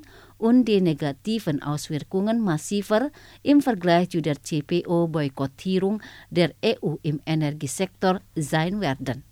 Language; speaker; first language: German; non-native, fluent; Indonesian